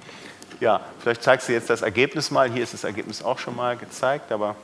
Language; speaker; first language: German; native; German